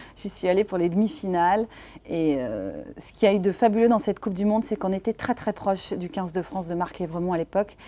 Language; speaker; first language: French; native; French